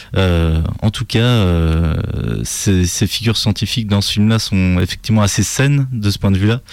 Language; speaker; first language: French; native; French